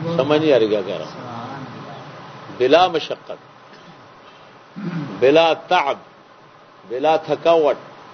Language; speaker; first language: Urdu; non-native, local second language; Saraiki